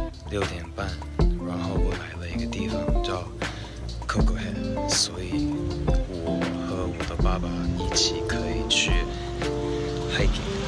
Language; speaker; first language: Chinese; non-native, fluent; English